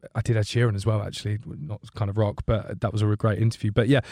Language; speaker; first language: English; native; English